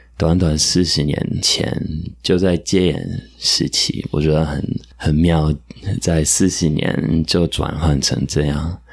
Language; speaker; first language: Chinese; non-native, fluent; English